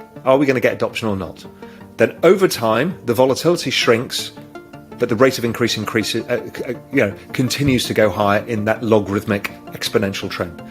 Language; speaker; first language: English; native; English